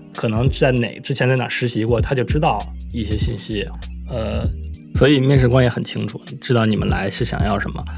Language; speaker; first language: Chinese; native; Chinese